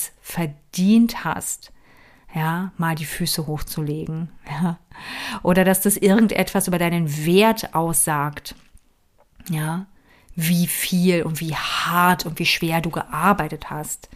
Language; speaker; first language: German; native; German